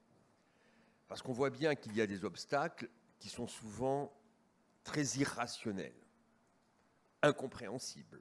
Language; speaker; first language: French; native; French